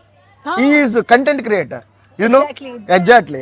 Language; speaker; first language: Telugu; native; Telugu